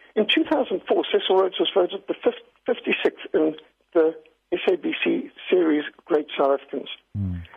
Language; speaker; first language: English; native; English